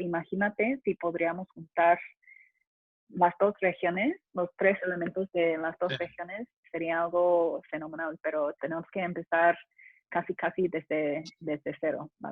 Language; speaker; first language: Spanish; non-native, fluent; English